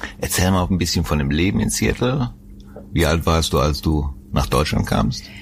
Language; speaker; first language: German; native; German